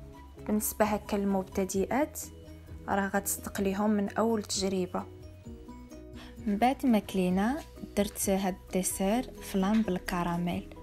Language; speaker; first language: Arabic; native; Arabic